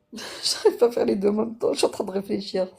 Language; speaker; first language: French; native; French